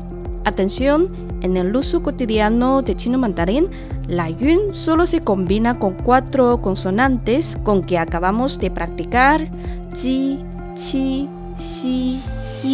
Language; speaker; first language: Spanish; non-native, fluent; Chinese